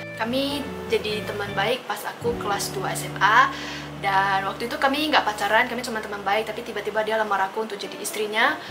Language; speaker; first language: Indonesian; non-native, local second language; Min Nan Chinese